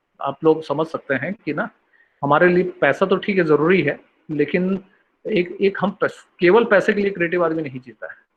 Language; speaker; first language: Hindi; non-native, local second language; Bangla